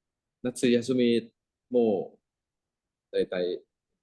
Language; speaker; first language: Japanese; non-native, fluent; Thai